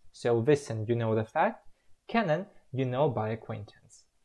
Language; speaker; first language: English; non-native, fluent; Russian